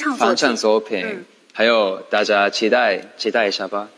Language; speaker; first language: Chinese; non-native, learner; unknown